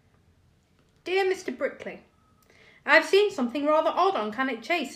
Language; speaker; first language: English; native; English